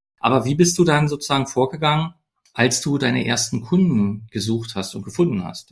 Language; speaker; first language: German; native; German